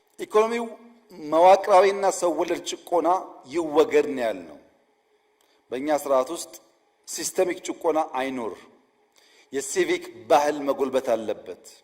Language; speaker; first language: Amharic; non-native, local second language; Oromo